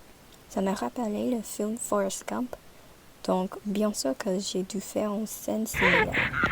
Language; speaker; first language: French; non-native, learner; English